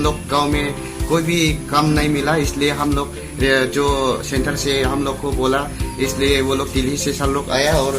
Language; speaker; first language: Hindi; non-native, local second language; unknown